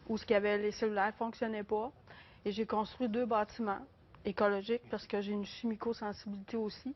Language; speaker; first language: French; native; French